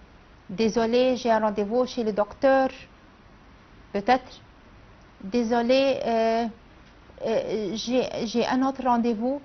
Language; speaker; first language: French; non-native, fluent; Arabic